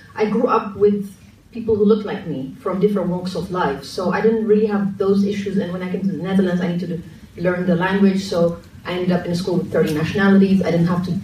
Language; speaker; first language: English; non-native, fluent; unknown